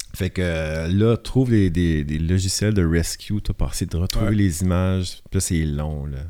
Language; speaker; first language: French; native; French